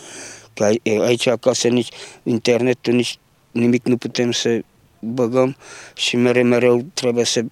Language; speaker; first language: Romanian; non-native, local second language; Hungarian